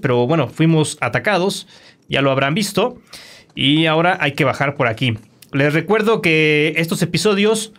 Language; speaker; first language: Spanish; native; Spanish